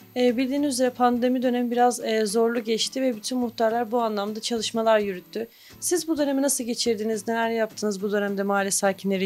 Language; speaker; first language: Turkish; native; Turkish